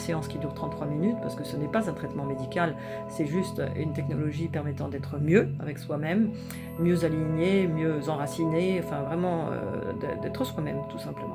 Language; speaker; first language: French; native; French